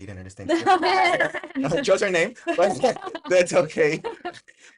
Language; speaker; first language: English; non-native, learner; Portuguese